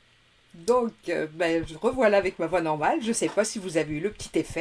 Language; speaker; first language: French; native; French